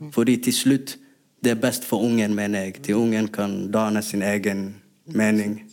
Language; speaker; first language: Norwegian; non-native, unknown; Somali